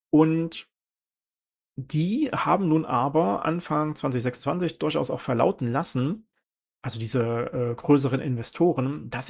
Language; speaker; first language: German; native; German